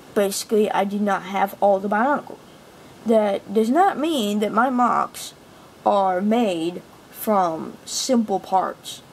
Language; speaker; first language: English; native; English